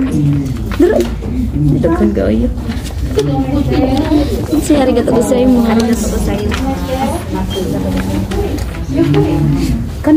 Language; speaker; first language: Japanese; non-native, learner; Filipino